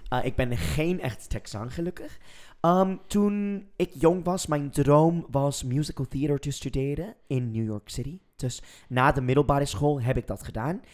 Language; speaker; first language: Dutch; non-native, fluent; English